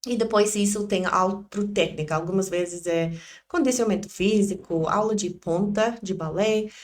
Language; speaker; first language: Portuguese; non-native, learner; English